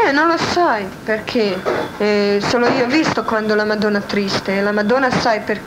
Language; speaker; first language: Italian; non-native, learner; Croatian